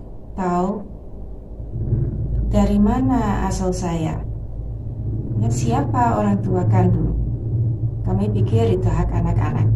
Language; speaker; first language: Indonesian; early bilingual, heritage; Dutch